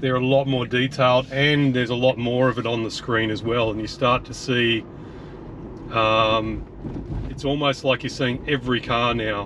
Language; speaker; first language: English; native; English